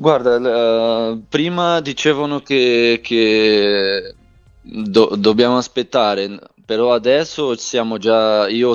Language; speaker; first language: Italian; non-native, fluent; Portuguese